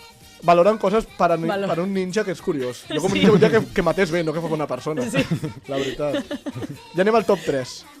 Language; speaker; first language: Catalan; native; Catalan